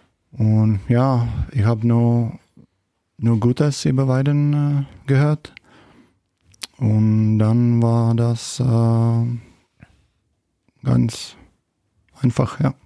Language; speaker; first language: German; non-native, fluent; Czech